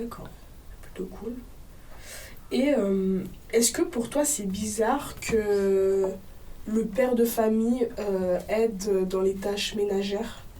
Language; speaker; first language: French; native; French